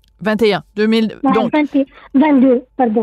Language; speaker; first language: French; non-native, learner; Arabic